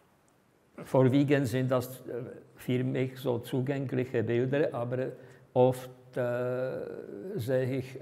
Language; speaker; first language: German; non-native, fluent; Czech